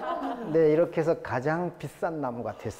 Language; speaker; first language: Korean; native; Korean